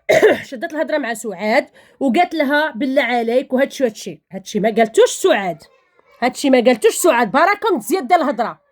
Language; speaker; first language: Arabic; native; Arabic